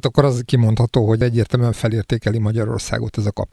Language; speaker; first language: Hungarian; native; Hungarian